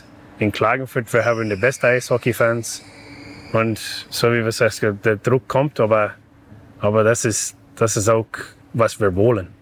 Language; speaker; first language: German; non-native, learner; English